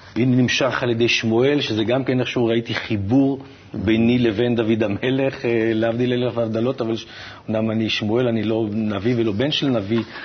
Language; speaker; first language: Hebrew; native; Hebrew